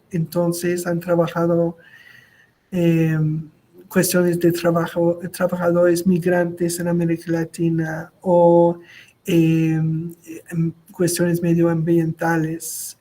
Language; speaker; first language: Spanish; non-native, local second language; French